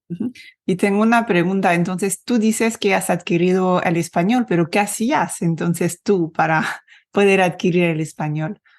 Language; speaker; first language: Spanish; non-native, fluent; French